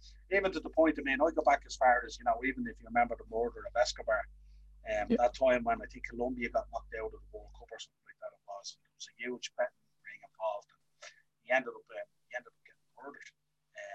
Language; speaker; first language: English; native; English